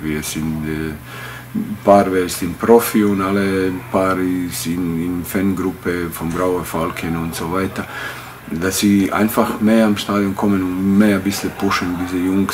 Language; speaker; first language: German; non-native, fluent; Bosnian